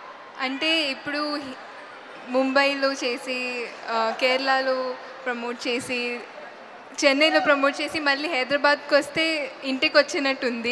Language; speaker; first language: Telugu; non-native, fluent; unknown